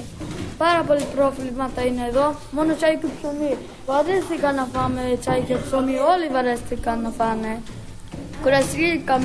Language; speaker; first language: Greek; early bilingual, other home language; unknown